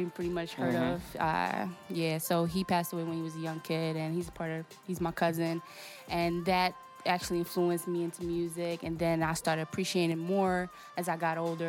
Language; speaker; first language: English; non-native, fluent; Portuguese